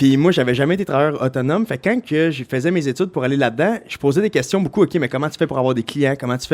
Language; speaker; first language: French; native; French